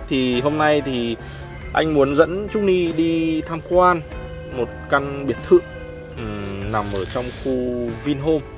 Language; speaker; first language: Vietnamese; native; Vietnamese